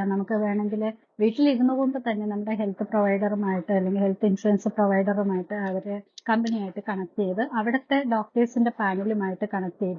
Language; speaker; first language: Malayalam; native; Malayalam